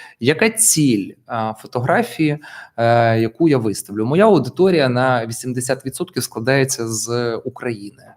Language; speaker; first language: Ukrainian; non-native, local second language; Russian